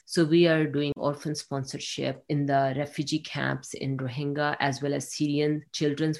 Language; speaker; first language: English; non-native, local second language; Urdu